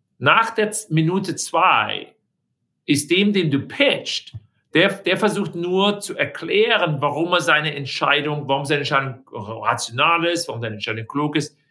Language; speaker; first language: German; native; German